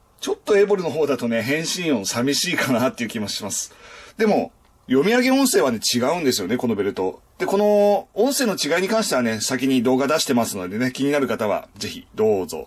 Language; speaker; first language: Japanese; native; Japanese